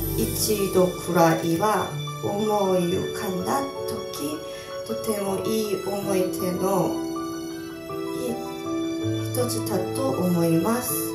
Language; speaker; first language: Japanese; non-native, learner; Korean